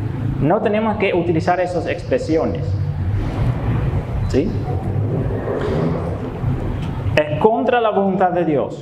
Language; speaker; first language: Spanish; non-native, fluent; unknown